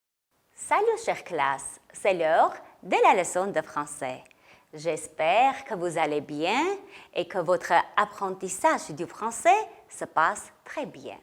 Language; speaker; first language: French; non-native, fluent; Armenian